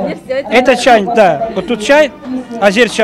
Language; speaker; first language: Russian; non-native, local second language; Azerbaijani